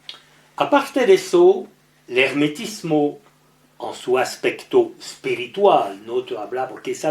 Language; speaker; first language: Spanish; non-native, learner; French